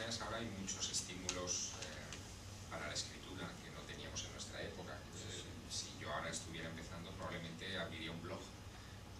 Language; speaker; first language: Spanish; native; Spanish